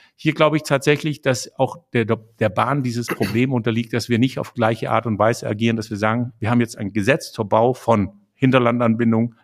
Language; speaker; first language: German; non-native, fluent; Danish